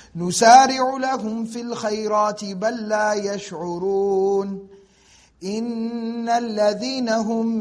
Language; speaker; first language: Arabic; non-native, fluent; English